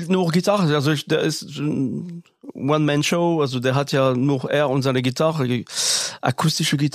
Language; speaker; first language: German; non-native, fluent; French